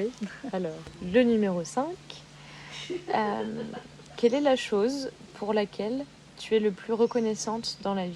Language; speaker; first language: French; native; French